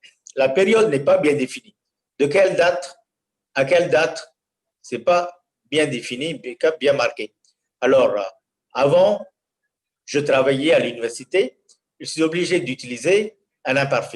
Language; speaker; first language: French; non-native, fluent; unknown